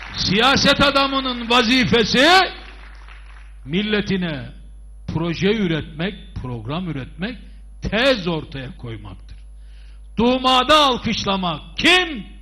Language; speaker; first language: Turkish; native; Turkish